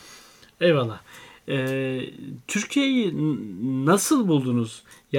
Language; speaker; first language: Turkish; native; Turkish